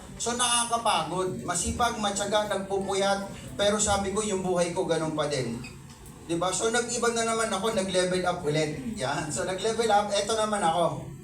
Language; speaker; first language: Filipino; non-native, local second language; Cebuano